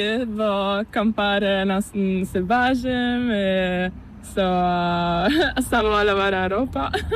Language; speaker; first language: Portuguese; non-native, learner; Italian